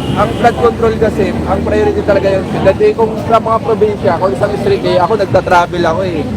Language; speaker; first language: Filipino; non-native, local second language; Cebuano